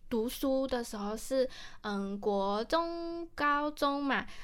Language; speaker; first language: Chinese; native; Chinese